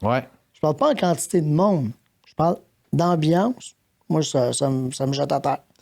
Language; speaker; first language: French; native; French